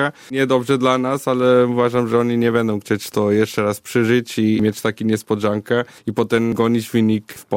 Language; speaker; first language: Polish; non-native, fluent; Portuguese